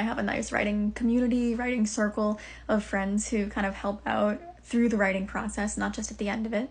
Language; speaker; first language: English; native; English